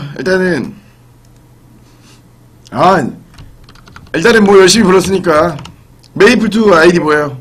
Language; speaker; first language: Korean; native; Korean